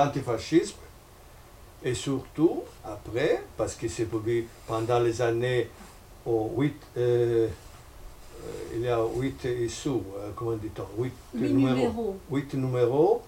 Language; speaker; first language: French; non-native, fluent; Italian